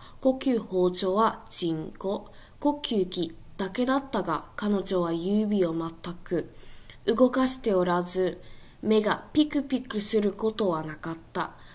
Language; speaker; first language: Japanese; non-native, learner; English